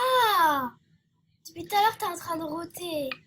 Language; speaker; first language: French; native; French